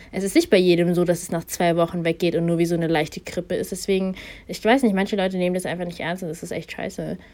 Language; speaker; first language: German; early bilingual, other home language; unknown